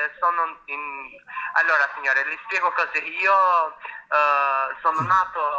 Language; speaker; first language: Italian; non-native, local second language; Albanian